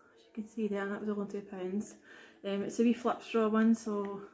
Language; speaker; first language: English; native; English